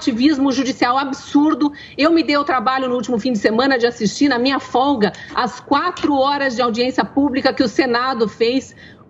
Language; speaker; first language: Portuguese; native; Portuguese